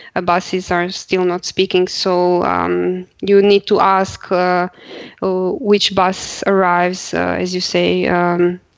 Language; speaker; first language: English; non-native, fluent; Croatian